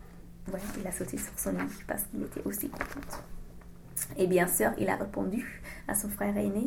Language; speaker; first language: French; non-native, learner; English